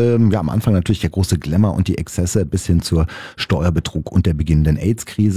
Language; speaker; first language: German; native; German